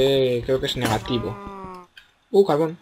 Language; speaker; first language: Spanish; native; Spanish